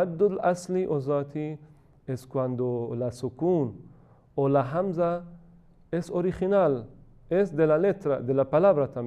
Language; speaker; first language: Spanish; non-native, fluent; Persian